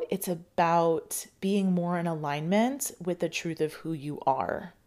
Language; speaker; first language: English; native; English